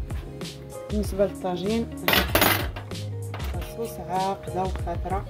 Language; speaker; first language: Arabic; native; Arabic